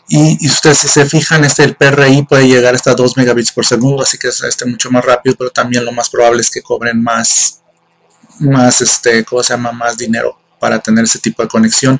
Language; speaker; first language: Spanish; native; Spanish